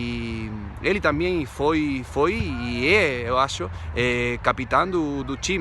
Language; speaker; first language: Portuguese; non-native, fluent; Spanish